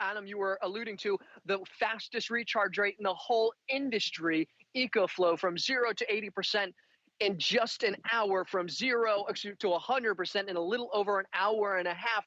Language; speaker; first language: English; native; English